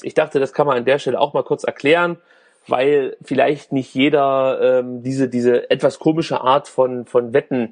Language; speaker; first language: German; native; German